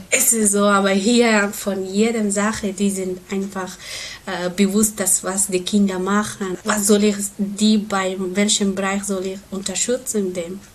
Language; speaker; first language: German; non-native, learner; Persian